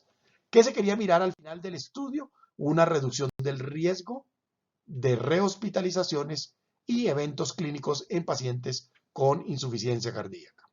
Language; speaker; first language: Spanish; native; Spanish